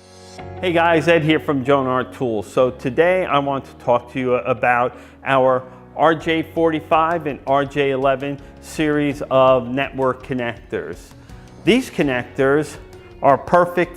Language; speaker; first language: English; native; English